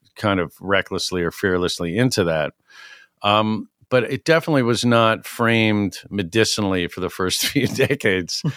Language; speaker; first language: English; native; English